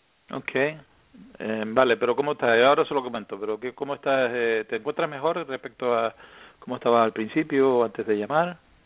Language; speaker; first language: Spanish; native; Spanish